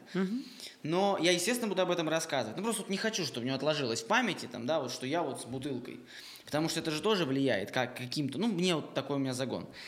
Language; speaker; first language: Russian; native; Russian